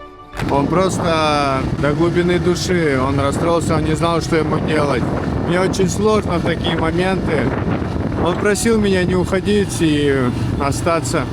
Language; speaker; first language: Russian; native; Russian